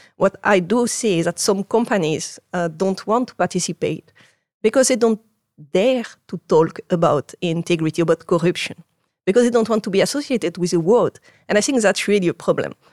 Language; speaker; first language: English; non-native, fluent; French